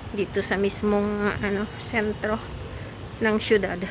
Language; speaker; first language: Filipino; non-native, local second language; Iloko